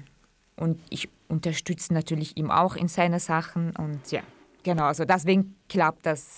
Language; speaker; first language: German; non-native, fluent; Kurdish